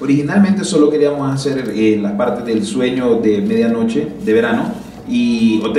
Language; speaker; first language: Spanish; native; Spanish